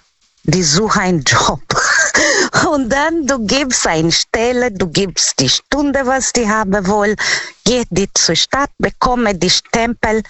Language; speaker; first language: German; non-native, fluent; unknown